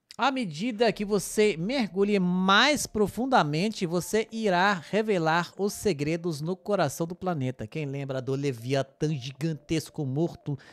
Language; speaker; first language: Portuguese; non-native, fluent; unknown